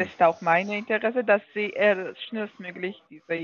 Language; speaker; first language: German; non-native, fluent; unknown